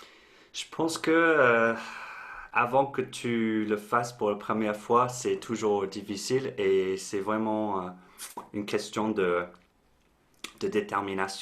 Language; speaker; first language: French; non-native, fluent; English